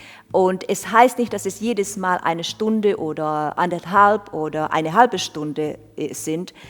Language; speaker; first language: German; non-native, fluent; Finnish